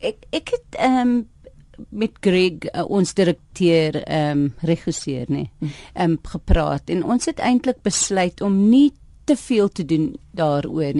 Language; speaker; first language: Afrikaans; non-native, fluent; English